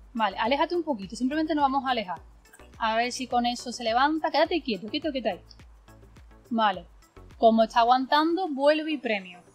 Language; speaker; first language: Spanish; native; Spanish